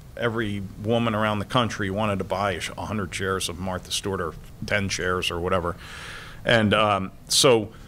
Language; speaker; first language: English; native; English